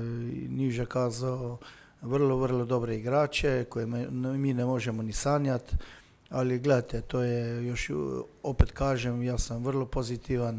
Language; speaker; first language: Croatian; non-native, fluent; Slovenian